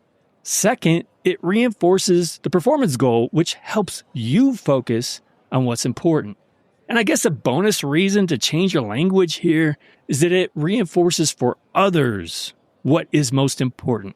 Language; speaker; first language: English; native; English